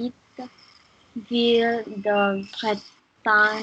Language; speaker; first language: French; non-native, learner; English